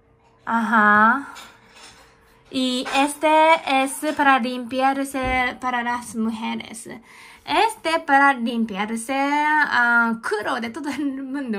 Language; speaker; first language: Spanish; non-native, learner; Japanese